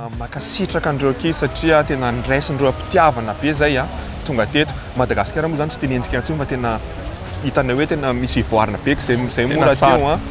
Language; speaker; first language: Malagasy; early bilingual, heritage; Malagasy